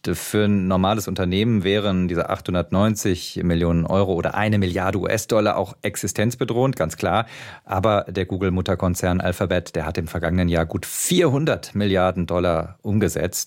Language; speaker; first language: German; native; German